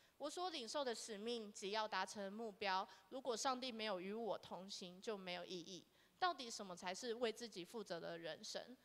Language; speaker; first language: Chinese; native; Chinese